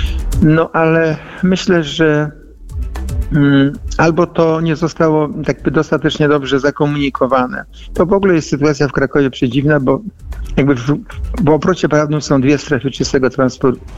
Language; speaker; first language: Polish; native; Polish